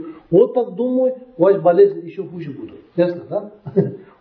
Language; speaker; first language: Russian; non-native, learner; Tibetan